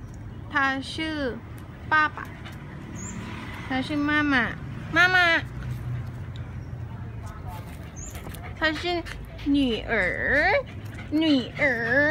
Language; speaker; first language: Chinese; non-native, learner; Thai